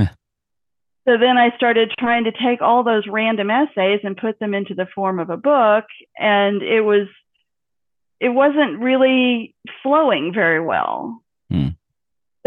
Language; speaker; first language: English; native; English